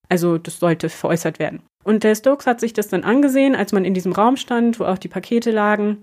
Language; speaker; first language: German; native; German